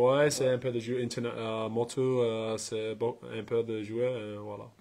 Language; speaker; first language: French; non-native, learner; English